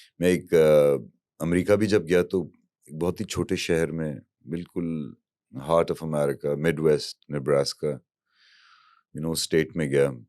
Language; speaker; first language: Urdu; native; Urdu